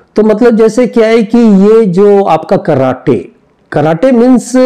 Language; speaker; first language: Hindi; native; Hindi